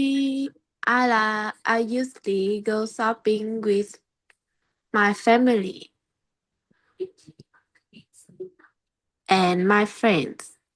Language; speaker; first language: English; non-native, learner; Vietnamese